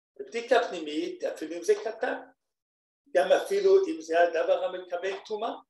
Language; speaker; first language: Hebrew; non-native, fluent; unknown